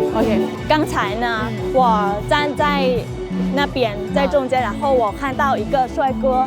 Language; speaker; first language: Chinese; non-native, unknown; Thai